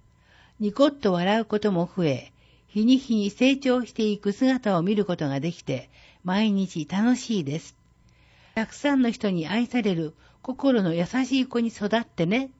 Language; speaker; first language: Japanese; native; Japanese